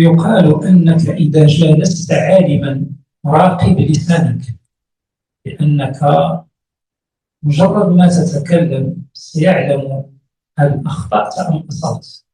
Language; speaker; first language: Arabic; native; Arabic